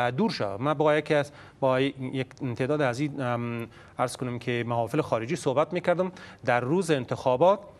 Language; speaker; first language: Persian; native; Persian